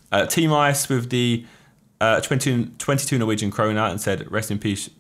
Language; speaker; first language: English; native; English